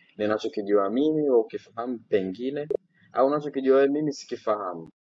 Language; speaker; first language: Swahili; native; Swahili